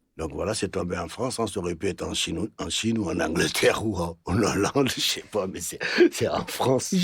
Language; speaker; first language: French; non-native, local second language; Wolof